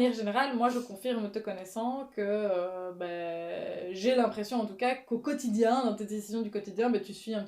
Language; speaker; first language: French; native; French